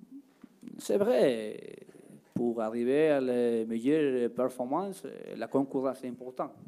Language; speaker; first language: French; non-native, learner; Spanish